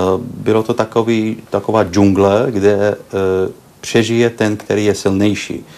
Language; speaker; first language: Czech; early bilingual, heritage; Arabic